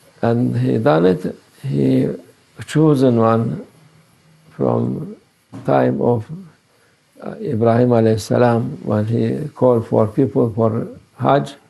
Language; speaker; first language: English; non-native, learner; Turkish